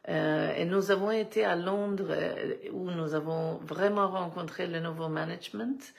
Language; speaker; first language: French; non-native, fluent; Swedish